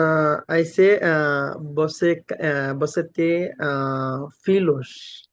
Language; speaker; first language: Portuguese; non-native, learner; Bangla